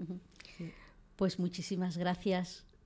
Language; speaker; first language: Spanish; native; Spanish